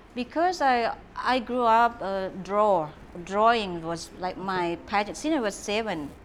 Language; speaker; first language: English; non-native, fluent; Thai